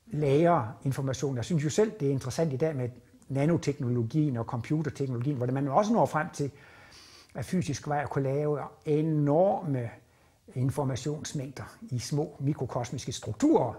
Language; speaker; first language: Danish; native; Danish